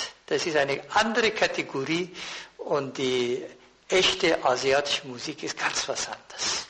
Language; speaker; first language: German; non-native, fluent; Persian